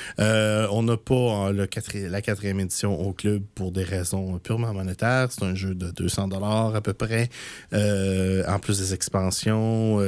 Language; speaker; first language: French; native; French